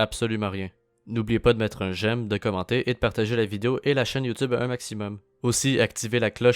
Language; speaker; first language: French; native; French